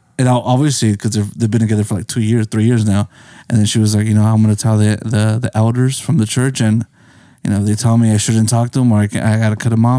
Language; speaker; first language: English; native; English